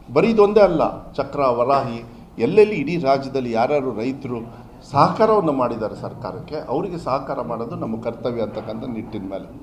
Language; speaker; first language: Kannada; native; Kannada